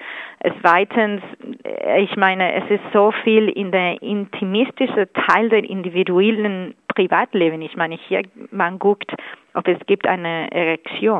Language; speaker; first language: German; non-native, fluent; Spanish